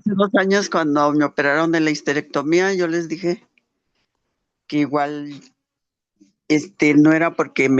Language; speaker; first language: Spanish; native; Spanish